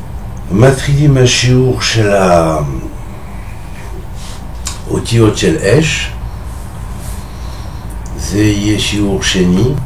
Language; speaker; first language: Hebrew; non-native, fluent; French